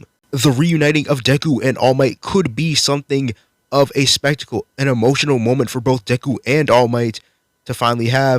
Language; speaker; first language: English; native; English